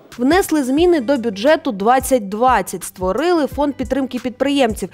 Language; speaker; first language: Ukrainian; native; Ukrainian